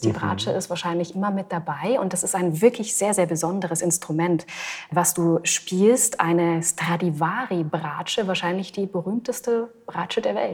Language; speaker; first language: German; native; German